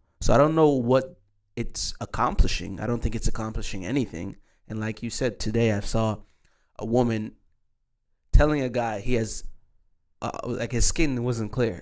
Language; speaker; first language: English; native; English